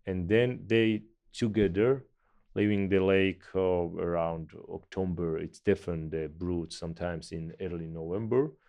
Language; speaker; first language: English; non-native, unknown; Georgian